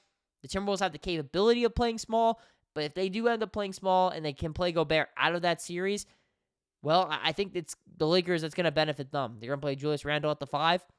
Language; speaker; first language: English; native; English